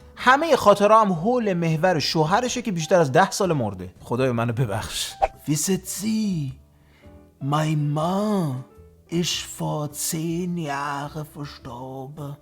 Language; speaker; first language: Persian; early bilingual, heritage; Persian